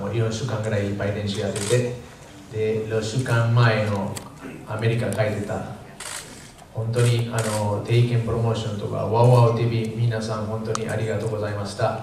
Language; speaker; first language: Japanese; non-native, fluent; Spanish